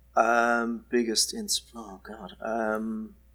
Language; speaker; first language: English; native; English